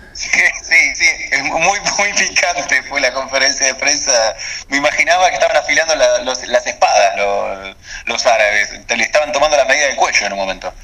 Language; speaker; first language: Spanish; native; Spanish